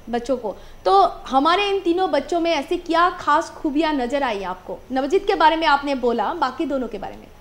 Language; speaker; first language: Hindi; non-native, local second language; Assamese